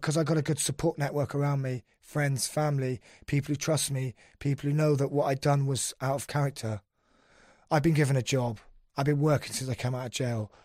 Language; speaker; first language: English; native; English